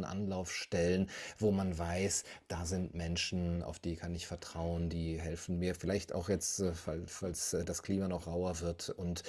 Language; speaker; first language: German; native; German